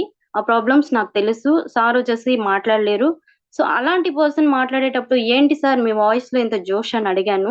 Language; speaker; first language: Telugu; native; Telugu